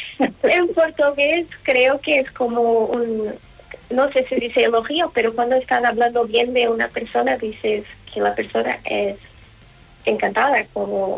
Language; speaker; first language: Spanish; non-native, learner; Portuguese